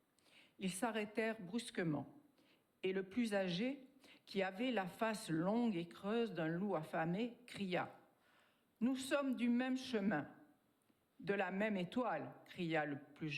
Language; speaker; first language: French; native; French